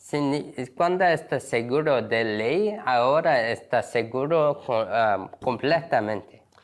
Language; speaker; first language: Spanish; non-native, learner; Korean